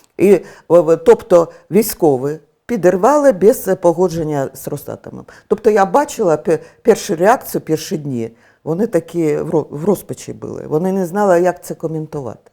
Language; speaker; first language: Ukrainian; native; Ukrainian